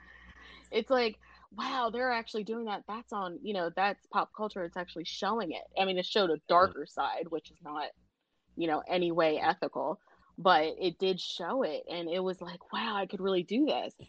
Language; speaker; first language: English; early bilingual, other home language; Indonesian